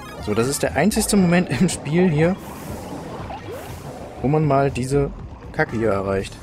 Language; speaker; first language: German; native; German